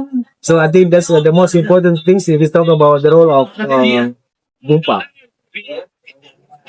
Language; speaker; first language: English; non-native, fluent; Indonesian